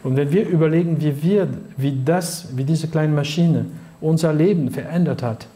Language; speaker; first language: German; non-native, fluent; French